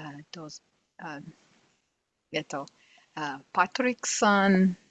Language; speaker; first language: Japanese; non-native, learner; English